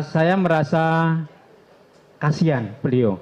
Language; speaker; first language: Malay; non-native, local second language; Javanese